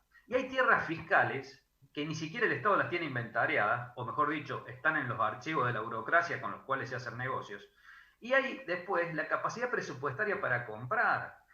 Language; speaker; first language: Spanish; native; Spanish